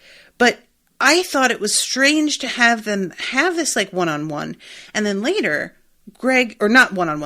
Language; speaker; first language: English; native; English